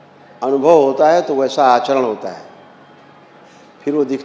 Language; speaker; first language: Hindi; native; Hindi